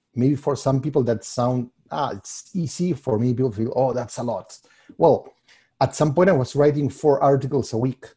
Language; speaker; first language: English; non-native, fluent; Spanish